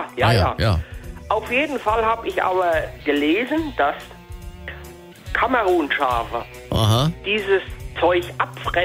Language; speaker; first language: German; native; German